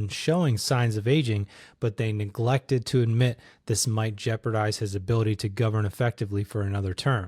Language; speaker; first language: English; native; English